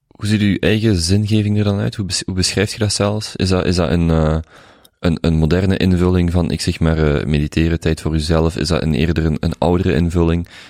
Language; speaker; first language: Dutch; native; Dutch